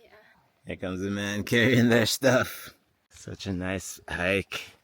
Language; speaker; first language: English; native; English